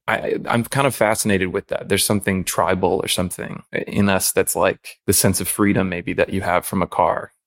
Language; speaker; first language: English; native; English